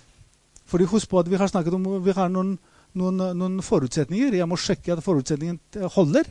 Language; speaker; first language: Norwegian; non-native, fluent; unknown